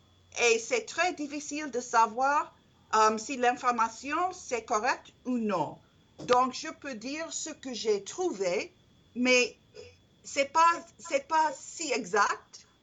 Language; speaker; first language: French; non-native, learner; English